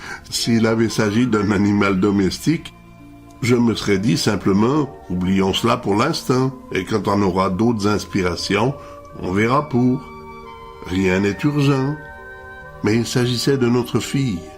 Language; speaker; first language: French; native; French